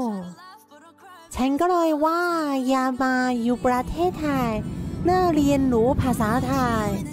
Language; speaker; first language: Thai; non-native, learner; Chinese